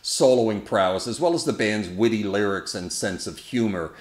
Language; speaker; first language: English; native; English